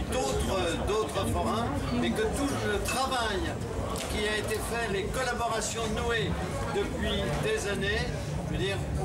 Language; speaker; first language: French; native; French